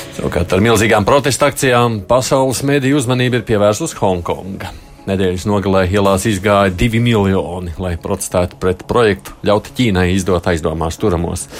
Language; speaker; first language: Latvian; native; Latvian